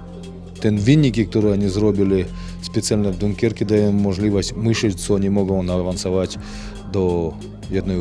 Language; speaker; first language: Polish; non-native, fluent; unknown